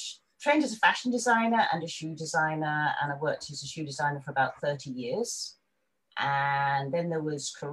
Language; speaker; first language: English; native; English